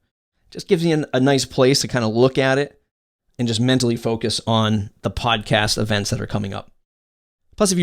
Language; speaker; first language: English; native; English